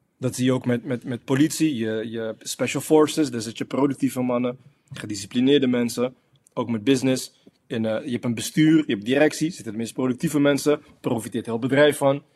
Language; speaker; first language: Dutch; early bilingual, other home language; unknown